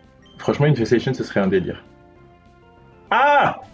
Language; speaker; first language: French; native; French